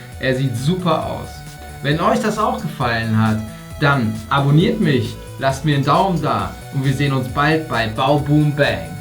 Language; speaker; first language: German; native; German